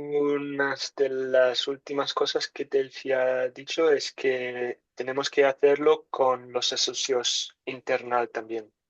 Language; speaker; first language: Spanish; non-native, learner; English